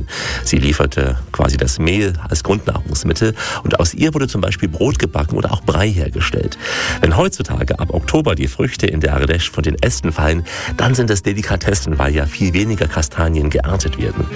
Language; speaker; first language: German; native; German